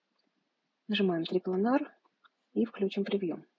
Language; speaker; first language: Russian; native; Russian